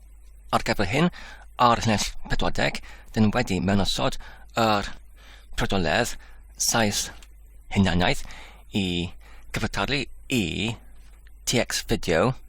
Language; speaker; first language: Welsh; non-native, fluent; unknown